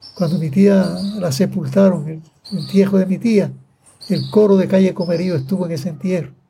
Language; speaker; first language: Spanish; native; Spanish